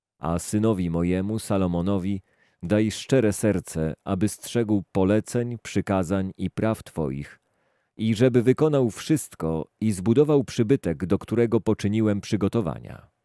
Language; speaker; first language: Polish; native; Polish